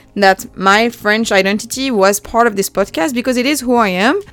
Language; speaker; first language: English; non-native, fluent; French